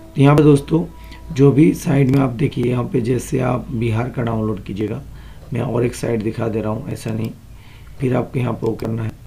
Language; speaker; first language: Hindi; non-native, local second language; Bangla